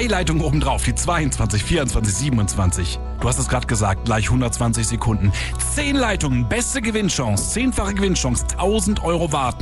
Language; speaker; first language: German; native; German